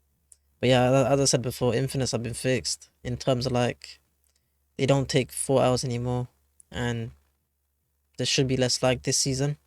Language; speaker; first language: English; native; English